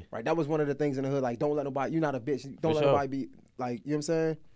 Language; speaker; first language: English; native; English